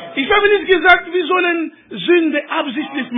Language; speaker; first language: German; non-native, learner; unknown